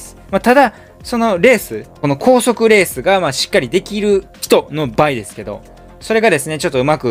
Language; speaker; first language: Japanese; native; Japanese